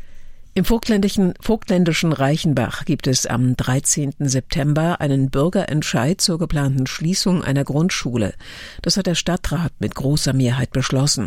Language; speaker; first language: German; native; German